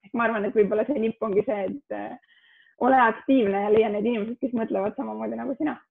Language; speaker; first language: Estonian; early bilingual, heritage; Estonian